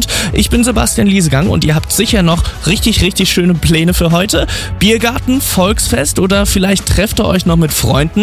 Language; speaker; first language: German; native; German